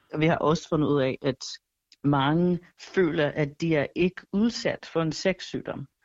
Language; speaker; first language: Danish; non-native, fluent; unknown